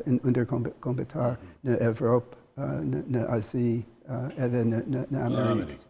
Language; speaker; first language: Albanian; non-native, learner; English